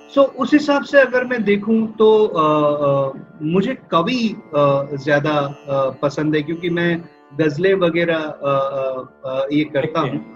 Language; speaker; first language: Hindi; non-native, local second language; Gujarati